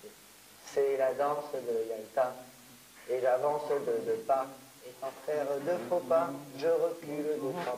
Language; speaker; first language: French; native; French